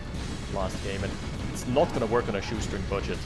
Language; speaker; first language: English; native; English